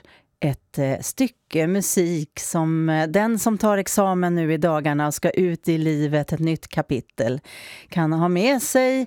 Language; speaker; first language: Swedish; native; Swedish